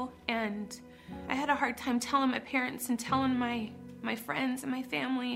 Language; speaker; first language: English; native; English